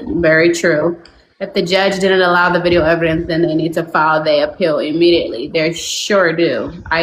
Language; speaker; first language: English; native; English